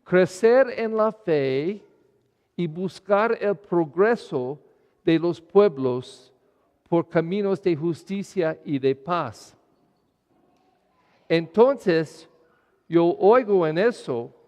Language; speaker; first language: Spanish; non-native, fluent; English